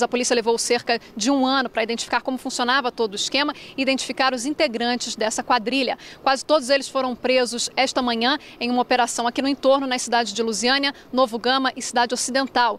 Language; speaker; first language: Portuguese; native; Portuguese